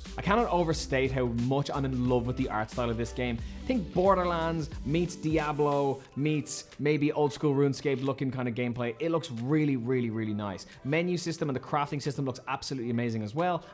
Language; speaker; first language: English; native; English